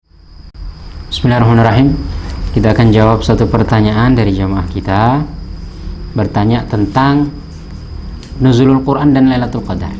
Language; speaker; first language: Indonesian; native; Indonesian